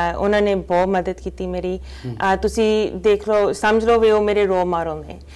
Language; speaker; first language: Punjabi; early bilingual, heritage; Punjabi